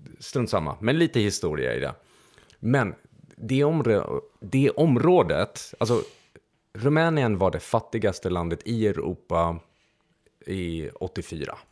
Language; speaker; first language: Swedish; early bilingual, other home language; Hungarian